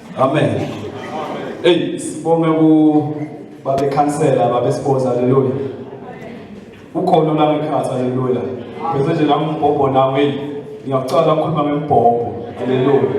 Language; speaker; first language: Zulu; non-native, local second language; Swati